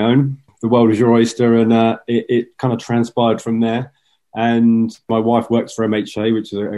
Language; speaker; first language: English; native; English